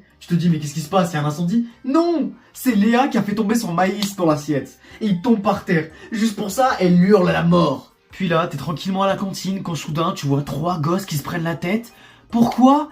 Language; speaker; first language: French; native; French